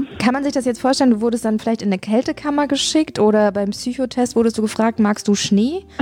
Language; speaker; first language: German; native; German